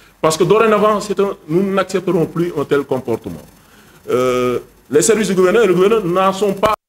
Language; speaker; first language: French; non-native, local second language; Wolof